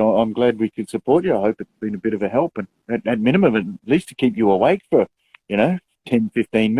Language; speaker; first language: English; native; English